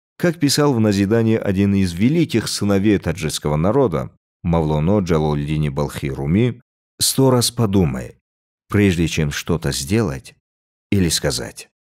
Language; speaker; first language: Russian; non-native, local second language; Tajik